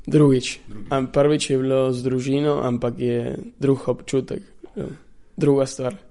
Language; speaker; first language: Slovenian; early bilingual, heritage; Slovenian